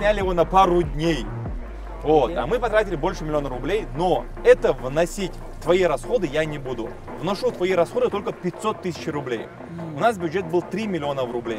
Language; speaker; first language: Russian; native; Russian